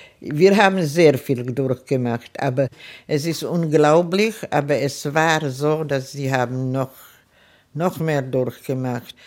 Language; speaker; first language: German; non-native, fluent; Czech